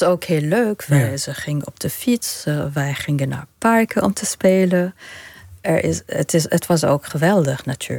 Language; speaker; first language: Dutch; non-native, fluent; Arabic